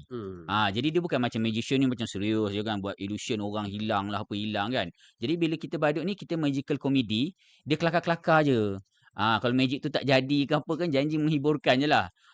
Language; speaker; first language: Malay; native; Malay